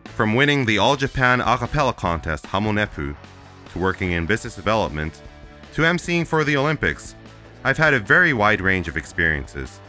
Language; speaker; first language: English; early bilingual, other home language; Japanese